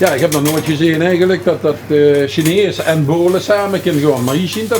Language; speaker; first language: Dutch; native; Dutch